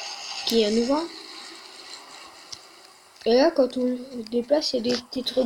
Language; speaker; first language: French; native; French